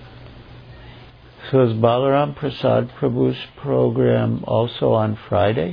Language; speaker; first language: English; native; English